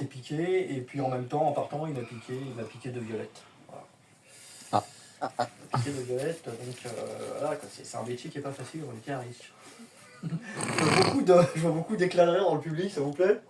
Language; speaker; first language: French; native; French